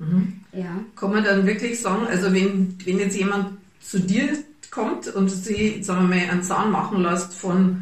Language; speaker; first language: German; native; German